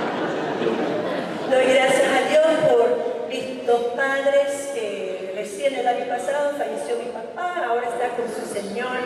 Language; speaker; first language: Spanish; non-native, fluent; Finnish